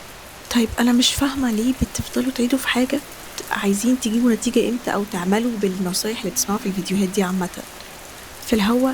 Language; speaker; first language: Arabic; native; Arabic